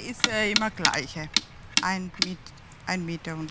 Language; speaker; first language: German; non-native, learner; Tamil